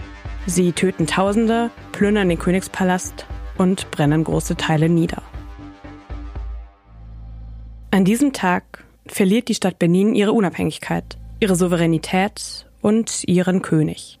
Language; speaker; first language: German; native; German